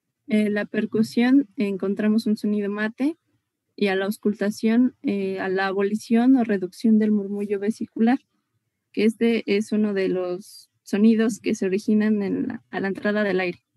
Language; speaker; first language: Spanish; native; Spanish